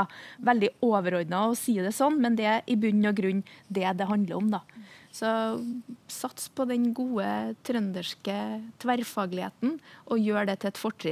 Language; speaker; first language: Norwegian; native; Norwegian